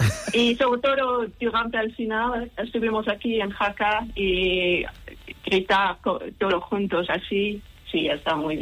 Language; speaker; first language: Spanish; non-native, learner; Dutch